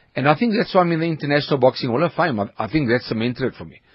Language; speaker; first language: English; native; English